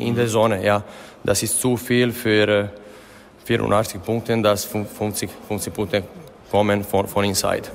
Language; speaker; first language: German; non-native, fluent; Serbian